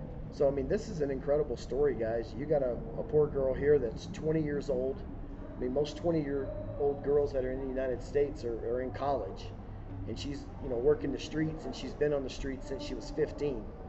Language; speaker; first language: English; native; English